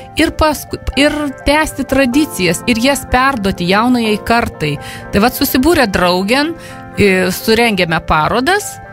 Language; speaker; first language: Lithuanian; native; Lithuanian